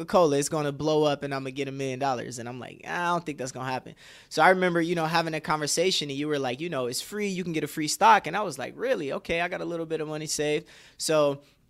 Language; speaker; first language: English; native; English